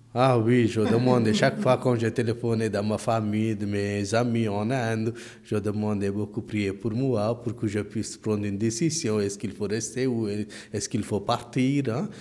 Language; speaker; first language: French; non-native, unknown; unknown